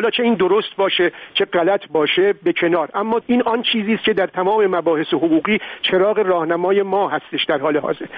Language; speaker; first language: Persian; native; Persian